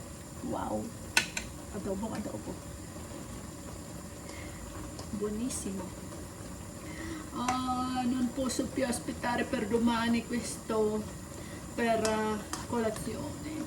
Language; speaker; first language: Italian; non-native, learner; Filipino